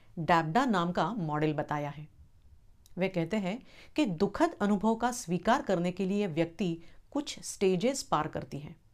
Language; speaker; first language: Hindi; non-native, local second language; Marathi